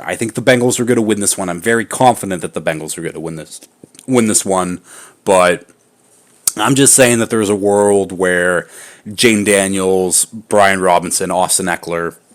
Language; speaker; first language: English; native; English